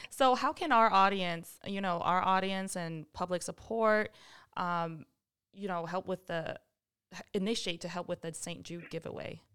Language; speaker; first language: English; early bilingual, other home language; Vietnamese